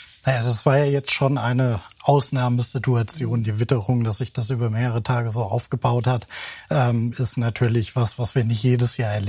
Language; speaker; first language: German; native; German